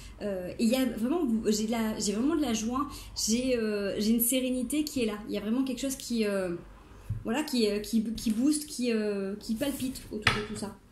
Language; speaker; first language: French; native; French